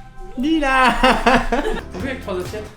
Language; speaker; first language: French; native; French